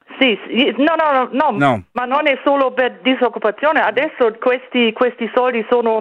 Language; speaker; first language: Italian; non-native, fluent; German